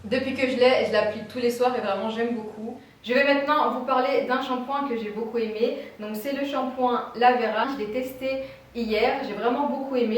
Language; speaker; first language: French; native; French